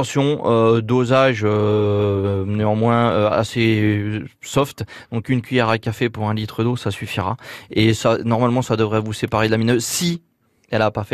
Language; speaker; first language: French; native; French